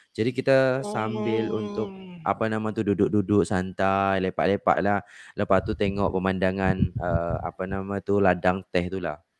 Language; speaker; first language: Malay; non-native, fluent; Indonesian